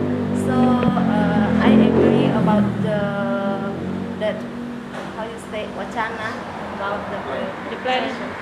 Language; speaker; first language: English; non-native, learner; Indonesian